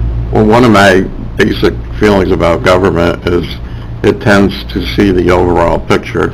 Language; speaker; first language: English; native; English